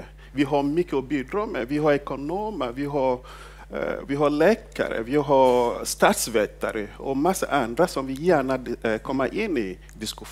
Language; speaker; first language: Swedish; non-native, fluent; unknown